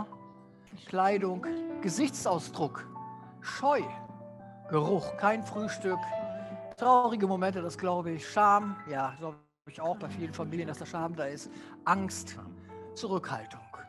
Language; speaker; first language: German; native; German